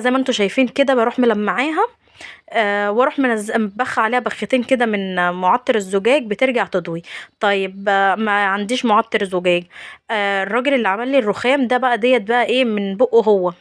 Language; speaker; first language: Arabic; native; Arabic